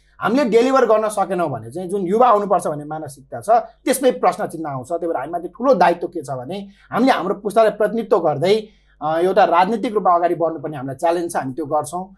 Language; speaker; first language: Nepali; native; Nepali